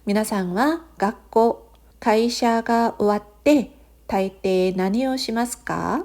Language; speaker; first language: Japanese; non-native, fluent; Korean